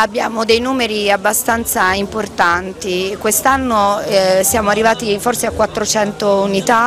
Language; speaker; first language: Italian; native; Italian